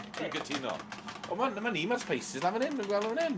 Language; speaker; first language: Welsh; native; Welsh